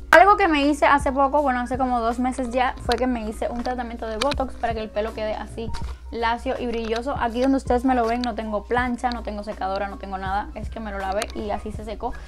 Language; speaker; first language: Spanish; native; Spanish